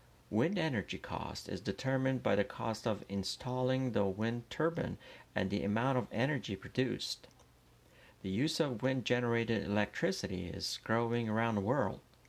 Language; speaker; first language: English; non-native, fluent; Persian